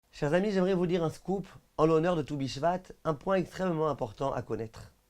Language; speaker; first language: French; native; French